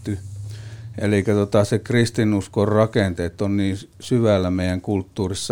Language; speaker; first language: Finnish; native; Finnish